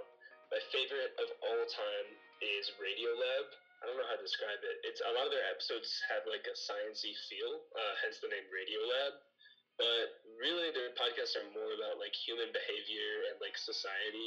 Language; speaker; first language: English; native; English